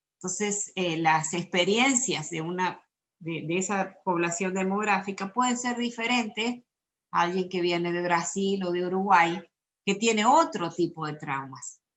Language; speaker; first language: Spanish; native; Spanish